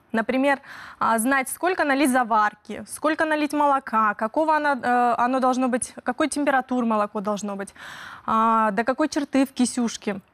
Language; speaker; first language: Russian; native; Russian